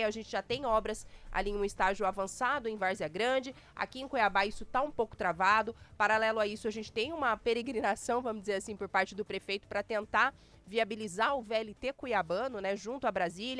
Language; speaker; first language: Portuguese; native; Portuguese